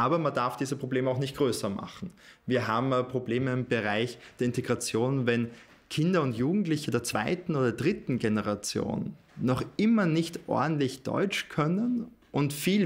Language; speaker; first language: German; native; German